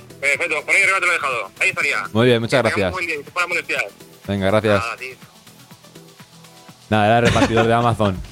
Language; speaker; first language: Spanish; native; Spanish